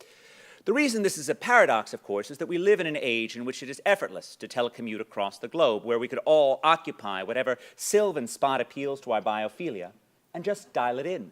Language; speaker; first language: English; native; English